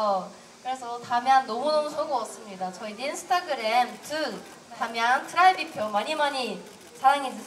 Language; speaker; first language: Korean; non-native, fluent; Japanese